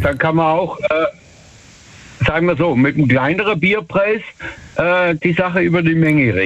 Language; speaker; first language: German; native; German